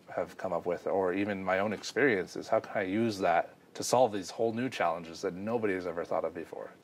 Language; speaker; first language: English; native; English